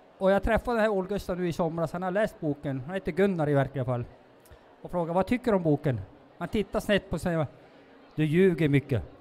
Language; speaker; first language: Swedish; non-native, local second language; Northern Sami